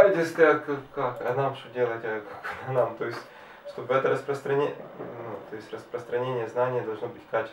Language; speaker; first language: Russian; native; Russian